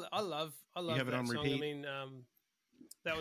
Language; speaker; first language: English; native; English